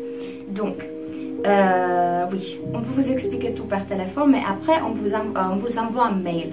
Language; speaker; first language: French; non-native, fluent; Czech